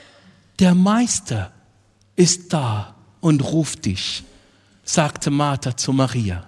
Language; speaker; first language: German; non-native, fluent; Arabic